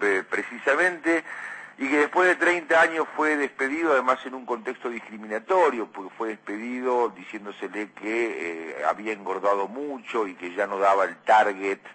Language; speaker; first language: Spanish; native; Spanish